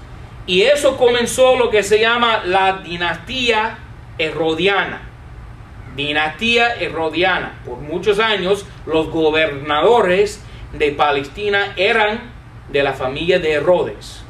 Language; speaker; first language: Spanish; non-native, fluent; English